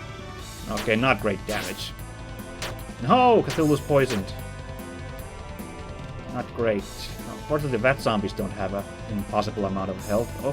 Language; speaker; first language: English; native; English